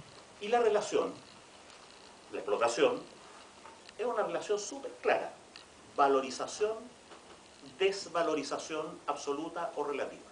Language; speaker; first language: Spanish; native; Spanish